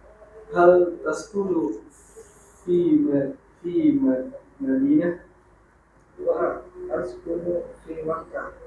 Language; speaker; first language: Arabic; non-native, learner; Indonesian